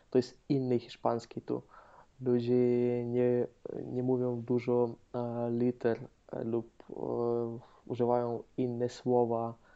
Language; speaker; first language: Polish; non-native, fluent; Ukrainian